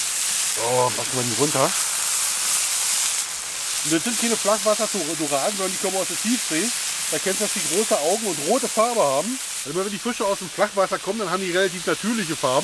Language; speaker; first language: German; native; German